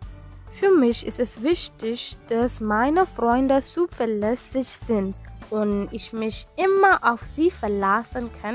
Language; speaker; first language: German; non-native, learner; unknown